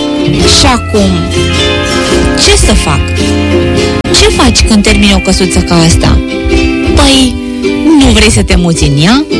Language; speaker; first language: Romanian; native; Romanian